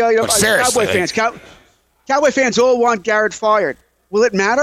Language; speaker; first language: English; native; English